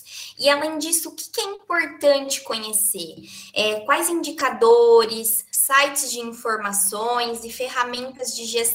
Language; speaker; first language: Portuguese; native; Portuguese